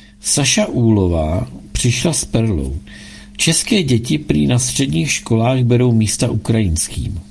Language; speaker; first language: Czech; native; Czech